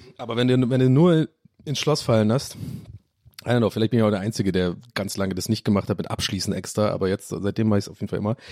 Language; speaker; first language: German; non-native, fluent; English